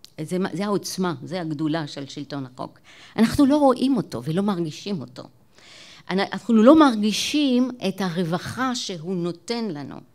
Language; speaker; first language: Hebrew; non-native, fluent; French